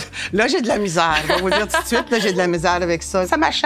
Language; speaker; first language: French; native; French